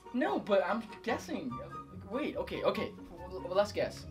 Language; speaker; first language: English; non-native, fluent; Portuguese